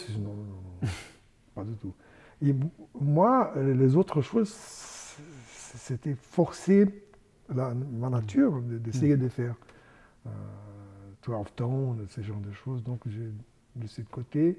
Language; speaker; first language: French; non-native, fluent; Portuguese